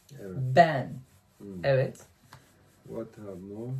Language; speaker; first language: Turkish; non-native, learner; Swedish